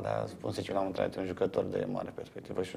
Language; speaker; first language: Romanian; native; Romanian